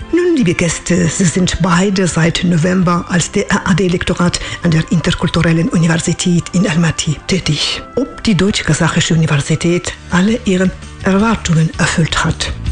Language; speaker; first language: German; non-native, fluent; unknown